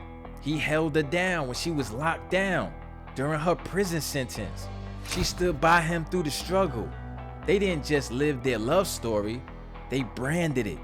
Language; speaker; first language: English; native; English